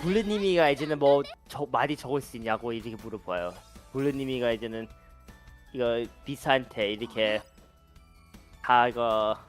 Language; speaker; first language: Korean; early bilingual, heritage; Korean